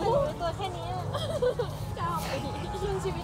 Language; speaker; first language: Thai; native; Thai